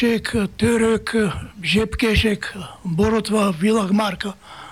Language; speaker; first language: Hungarian; non-native, fluent; Bulgarian